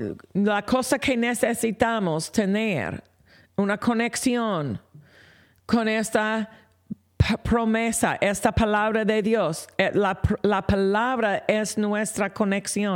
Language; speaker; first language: Spanish; non-native, fluent; English